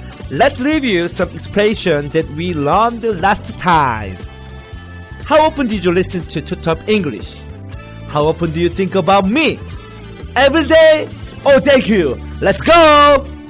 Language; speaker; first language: English; non-native, learner; Korean